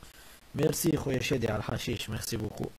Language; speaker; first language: Arabic; native; Arabic